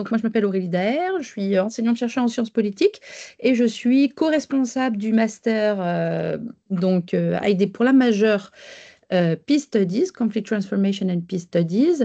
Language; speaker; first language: French; native; French